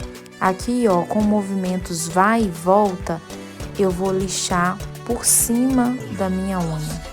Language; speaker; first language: Portuguese; native; Portuguese